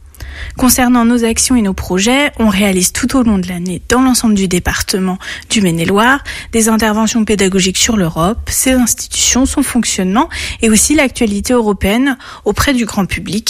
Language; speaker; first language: French; native; French